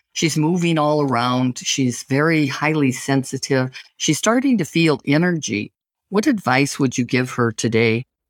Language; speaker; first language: English; native; English